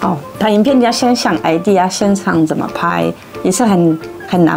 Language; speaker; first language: Chinese; non-native, fluent; French